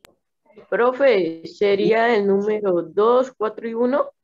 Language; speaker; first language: Spanish; native; Spanish